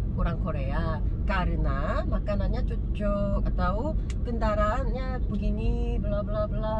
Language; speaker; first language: Indonesian; non-native, learner; Korean